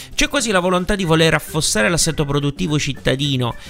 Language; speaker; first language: Italian; native; Italian